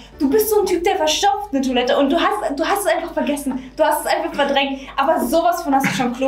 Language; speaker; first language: German; native; German